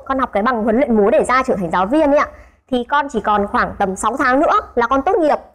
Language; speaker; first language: Vietnamese; native; Vietnamese